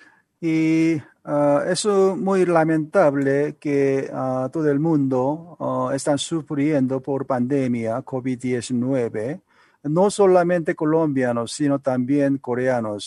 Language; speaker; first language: Spanish; non-native, learner; Korean